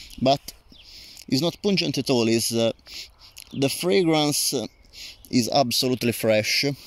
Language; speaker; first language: English; non-native, fluent; Italian